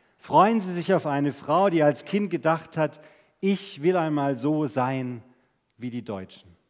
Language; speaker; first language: German; native; German